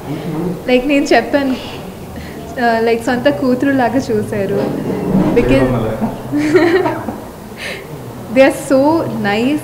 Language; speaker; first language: Telugu; non-native, fluent; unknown